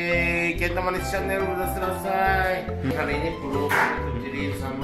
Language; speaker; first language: Indonesian; non-native, learner; Japanese